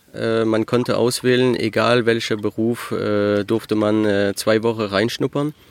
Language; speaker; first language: German; early bilingual, heritage; French